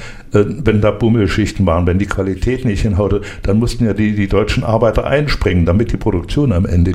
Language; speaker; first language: German; native; German